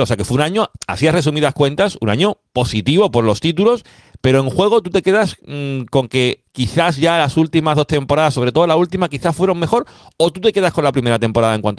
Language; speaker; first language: Spanish; native; Spanish